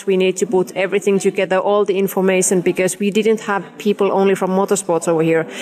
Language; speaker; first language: English; non-native, fluent; Finnish